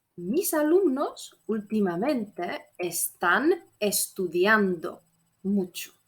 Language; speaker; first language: Spanish; non-native, fluent; Polish